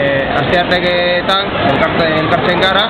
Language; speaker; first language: Basque; non-native, local second language; Spanish